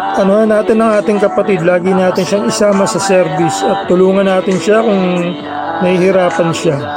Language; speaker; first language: Filipino; native; Filipino